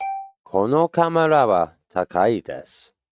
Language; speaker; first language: Japanese; non-native, learner; English